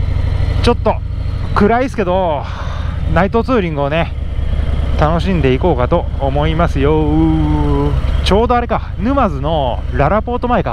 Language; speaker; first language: Japanese; native; Japanese